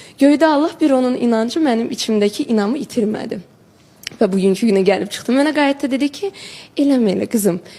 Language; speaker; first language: Azerbaijani; non-native, local second language; Russian